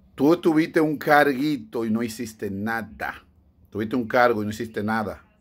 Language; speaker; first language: Spanish; native; Spanish